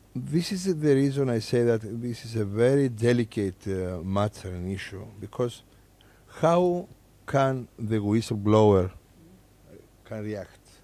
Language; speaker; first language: English; non-native, fluent; Greek